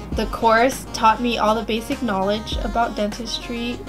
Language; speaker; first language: English; native; English